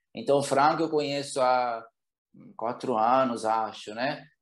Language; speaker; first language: Portuguese; non-native, fluent; Italian